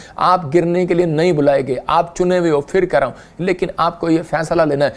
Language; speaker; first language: Hindi; native; Hindi